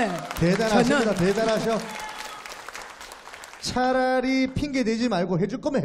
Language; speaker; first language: Korean; native; Korean